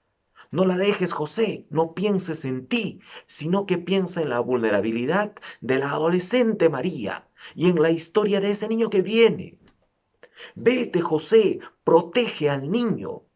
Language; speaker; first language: Spanish; native; Spanish